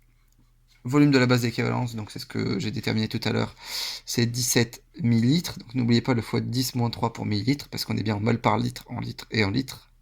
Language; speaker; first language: French; native; French